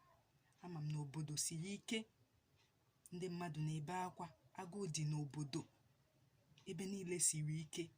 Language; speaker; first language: Igbo; native; Igbo